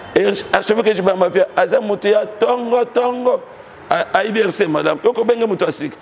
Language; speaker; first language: Lingala; native; Lingala